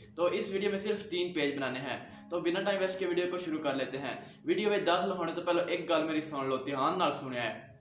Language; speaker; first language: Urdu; non-native, local second language; Punjabi